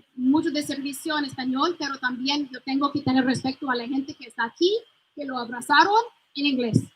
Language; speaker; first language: Spanish; non-native, fluent; English